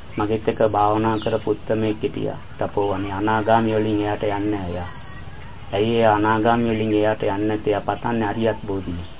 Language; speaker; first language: Sinhala; non-native, fluent; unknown